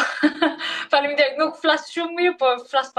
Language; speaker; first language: Albanian; non-native, learner; English